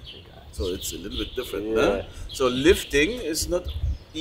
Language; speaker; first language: English; non-native, fluent; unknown